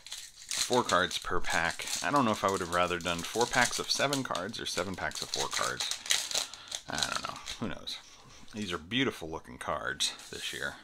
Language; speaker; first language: English; native; English